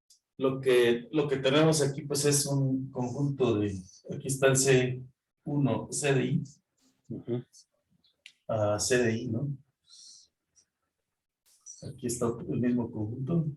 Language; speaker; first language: Spanish; native; Spanish